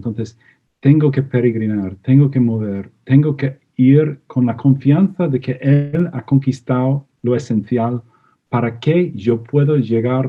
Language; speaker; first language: Spanish; non-native, fluent; English